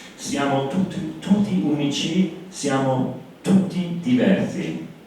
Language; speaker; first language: Italian; non-native, fluent; English